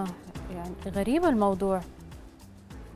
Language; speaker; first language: Arabic; native; Arabic